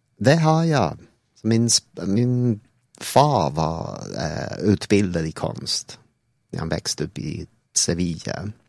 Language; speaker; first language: Swedish; non-native, fluent; English